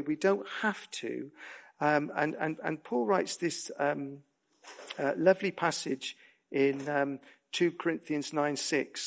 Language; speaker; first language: English; native; English